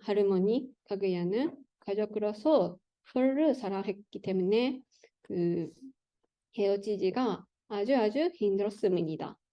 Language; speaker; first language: Korean; non-native, learner; Japanese